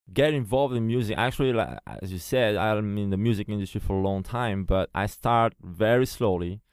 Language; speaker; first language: English; non-native, fluent; Portuguese